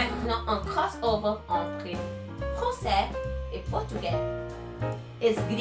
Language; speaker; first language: French; non-native, learner; Portuguese